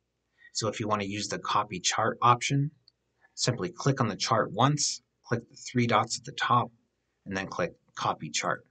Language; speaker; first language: English; native; English